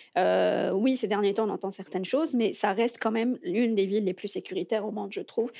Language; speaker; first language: French; non-native, local second language; Arabic